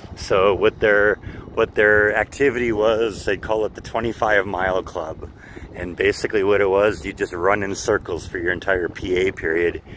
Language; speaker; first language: English; native; English